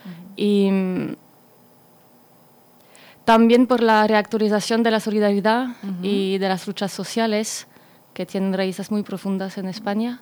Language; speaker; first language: Spanish; non-native, fluent; French